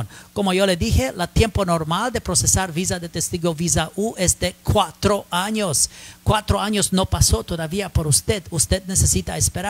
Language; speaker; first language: Spanish; non-native, learner; English